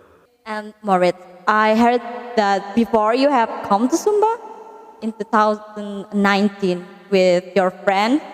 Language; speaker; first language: English; non-native, learner; Indonesian